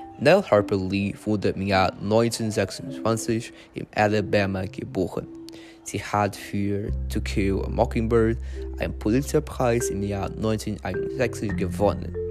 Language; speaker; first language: German; non-native, fluent; Portuguese